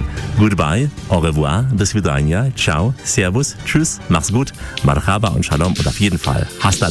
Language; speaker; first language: German; native; German